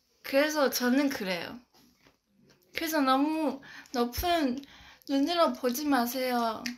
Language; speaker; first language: Korean; non-native, fluent; Chinese